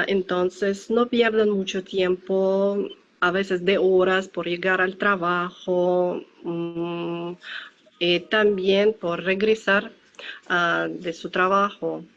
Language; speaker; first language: Spanish; non-native, learner; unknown